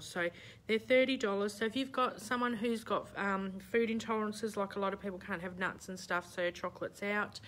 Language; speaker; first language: English; native; English